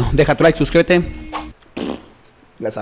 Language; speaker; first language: Spanish; native; Spanish